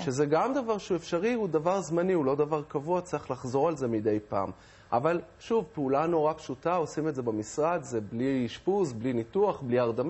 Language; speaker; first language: Hebrew; native; Hebrew